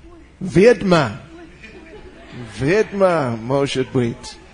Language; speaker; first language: Russian; non-native, learner; English